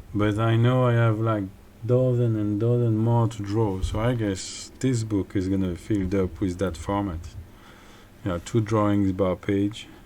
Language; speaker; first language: English; non-native, fluent; French